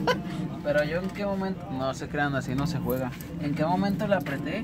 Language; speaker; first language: Spanish; native; Spanish